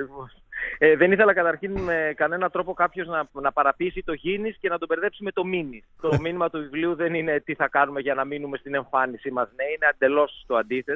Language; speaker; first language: Greek; native; Greek